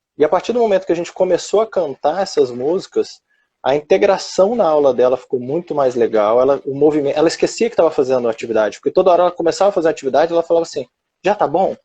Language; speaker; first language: Portuguese; native; Portuguese